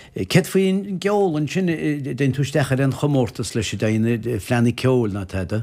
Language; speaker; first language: Irish; native; Irish